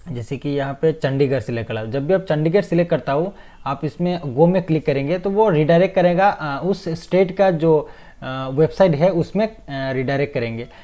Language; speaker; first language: Hindi; non-native, fluent; Bangla